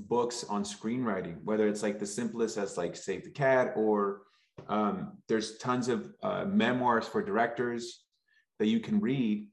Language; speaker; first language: English; early bilingual, other home language; Spanish